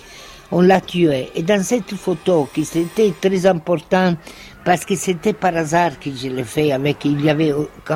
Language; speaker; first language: French; non-native, fluent; Italian